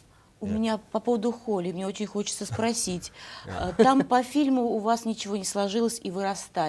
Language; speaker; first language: Russian; native; Russian